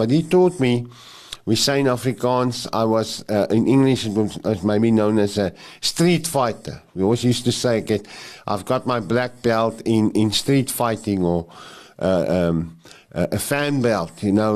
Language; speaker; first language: English; non-native, local second language; Afrikaans